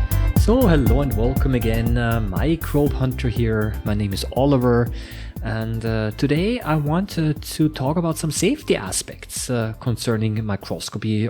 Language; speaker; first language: English; non-native, fluent; German